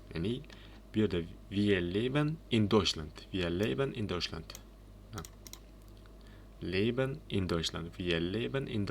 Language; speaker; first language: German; non-native, learner; Uzbek